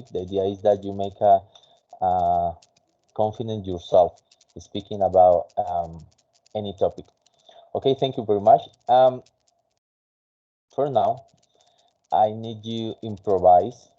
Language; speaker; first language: English; non-native, fluent; Spanish